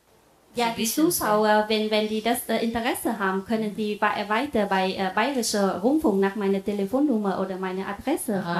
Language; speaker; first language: German; non-native, fluent; Vietnamese